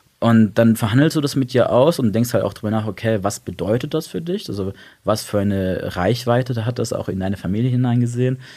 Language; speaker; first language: German; early bilingual, other home language; Italian